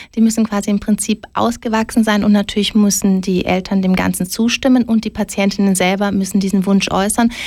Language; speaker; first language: German; early bilingual, other home language; Greek